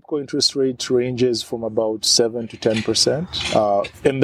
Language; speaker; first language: English; non-native, local second language; Ganda